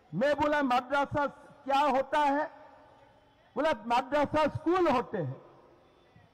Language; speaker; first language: Hindi; non-native, local second language; Assamese